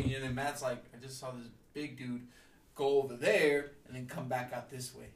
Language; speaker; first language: English; early bilingual, other home language; Spanish